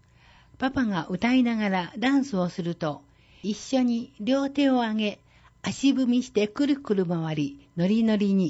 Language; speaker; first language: Japanese; native; Japanese